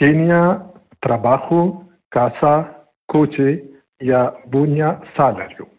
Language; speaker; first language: Spanish; non-native, learner; Pashto